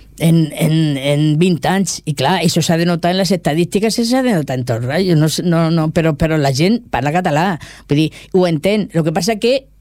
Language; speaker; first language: Catalan; non-native, local second language; Spanish